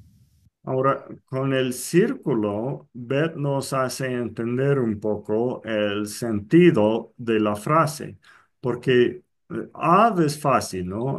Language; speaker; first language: Spanish; non-native, fluent; English